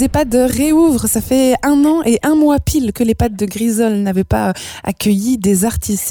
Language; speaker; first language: French; native; French